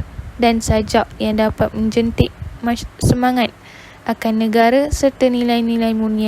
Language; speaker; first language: Malay; native; Malay